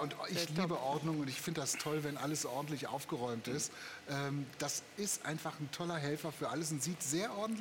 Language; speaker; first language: German; native; German